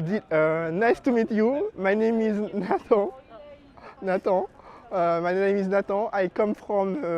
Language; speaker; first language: English; non-native, learner; French